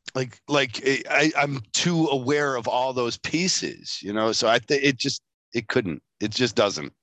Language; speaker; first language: English; native; English